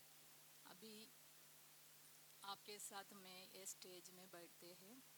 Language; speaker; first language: Hindi; non-native, local second language; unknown